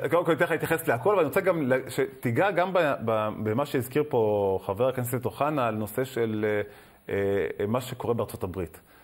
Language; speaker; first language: Hebrew; native; Hebrew